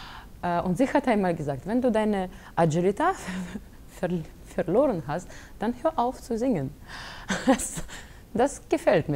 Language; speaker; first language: German; non-native, fluent; Russian